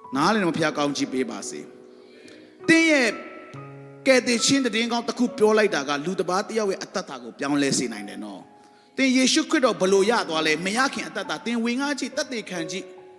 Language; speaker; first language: Burmese; non-native, local second language; Hakha Chin